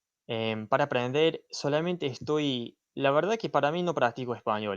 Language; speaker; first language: Spanish; non-native, fluent; English